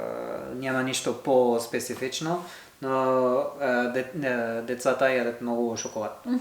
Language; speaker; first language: Bulgarian; non-native, learner; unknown